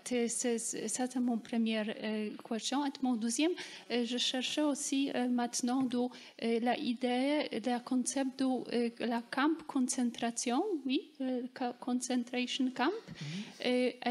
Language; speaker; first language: French; non-native, learner; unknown